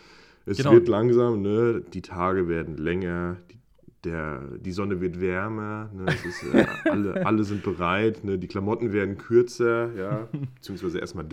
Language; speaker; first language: German; native; German